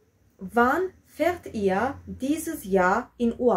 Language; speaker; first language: German; non-native, fluent; Georgian